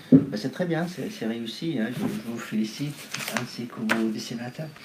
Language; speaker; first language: French; non-native, fluent; Arabic